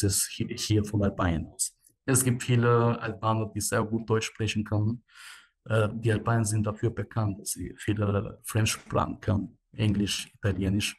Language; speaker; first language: German; non-native, fluent; Albanian